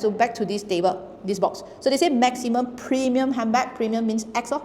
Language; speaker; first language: English; non-native, local second language; Chinese